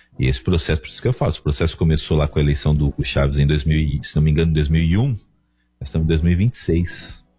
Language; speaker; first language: Portuguese; native; Portuguese